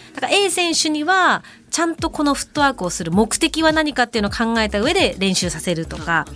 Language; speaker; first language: Japanese; native; Japanese